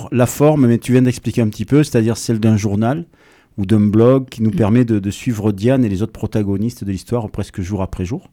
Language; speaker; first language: French; native; French